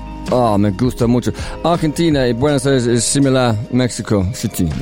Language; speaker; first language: Spanish; non-native, learner; English